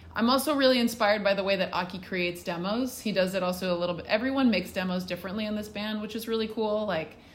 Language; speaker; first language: English; native; English